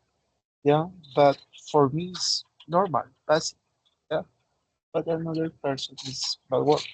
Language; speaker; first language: English; non-native, learner; Spanish